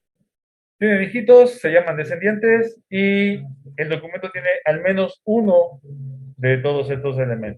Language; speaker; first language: Spanish; native; Spanish